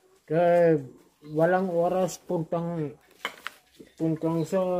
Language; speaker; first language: Filipino; non-native, learner; German